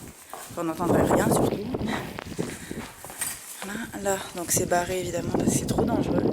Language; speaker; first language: French; native; French